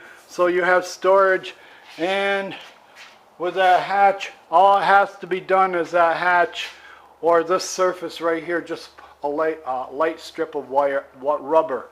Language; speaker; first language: English; native; English